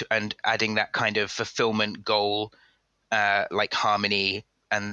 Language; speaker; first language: English; native; English